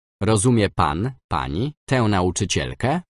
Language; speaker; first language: Polish; non-native, learner; Ukrainian